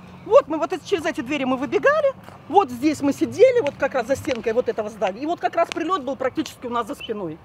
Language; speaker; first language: Russian; native; Russian